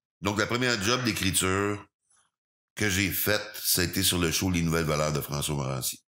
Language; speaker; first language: French; native; French